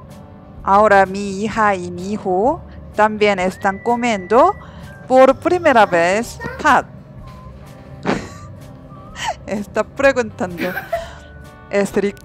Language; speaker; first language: Spanish; non-native, learner; Korean